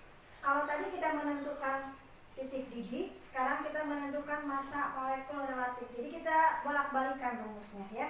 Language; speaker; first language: Indonesian; native; Indonesian